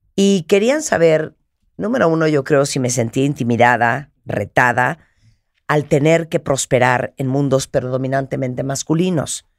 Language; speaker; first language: Spanish; native; Spanish